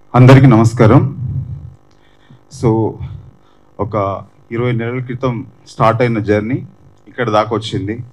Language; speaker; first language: Telugu; native; Telugu